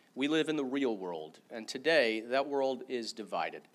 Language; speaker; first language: English; native; English